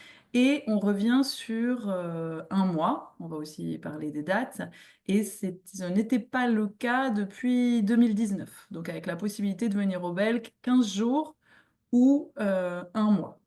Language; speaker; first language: French; native; French